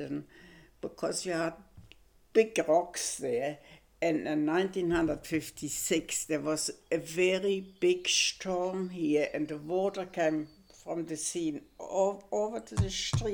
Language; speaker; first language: English; non-native, fluent; German